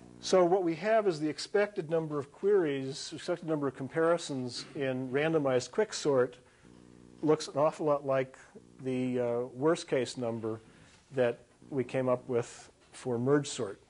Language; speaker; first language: English; native; English